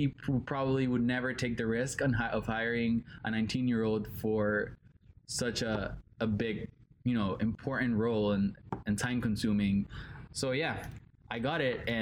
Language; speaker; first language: English; non-native, fluent; Spanish